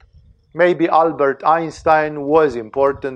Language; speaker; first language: English; non-native, fluent; Romanian